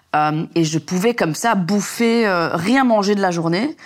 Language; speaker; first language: French; native; French